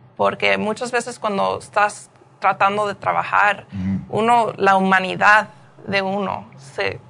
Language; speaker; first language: Spanish; early bilingual, heritage; Spanish